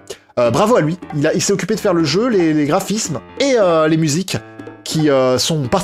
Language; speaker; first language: French; native; French